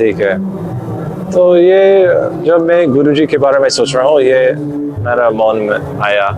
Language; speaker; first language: Hindi; non-native, learner; English